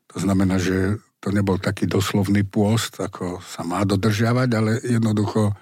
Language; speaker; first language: Slovak; native; Slovak